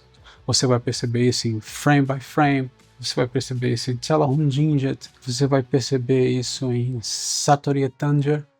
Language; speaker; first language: Portuguese; native; Portuguese